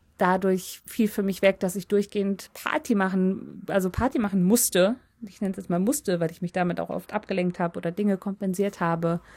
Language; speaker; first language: German; early bilingual, other home language; Polish